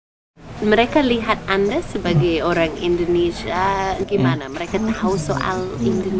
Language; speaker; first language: Indonesian; non-native, fluent; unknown